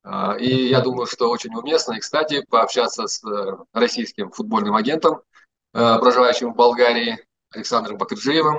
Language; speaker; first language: Russian; native; Russian